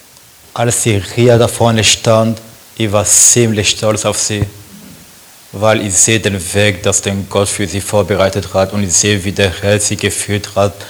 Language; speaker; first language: German; non-native, learner; French